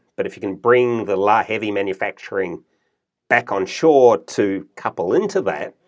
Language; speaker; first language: English; native; English